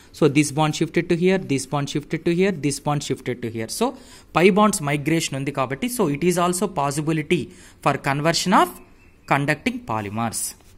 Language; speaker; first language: English; non-native, local second language; Telugu